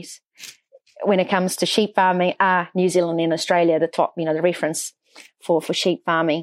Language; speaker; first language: English; non-native, fluent; Portuguese